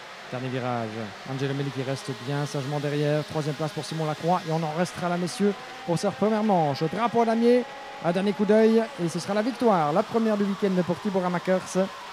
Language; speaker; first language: French; native; French